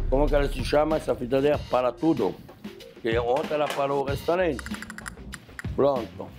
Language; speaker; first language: Portuguese; non-native, fluent; French